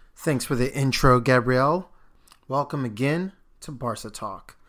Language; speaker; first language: English; early bilingual, other home language; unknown